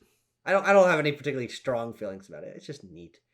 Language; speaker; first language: English; native; English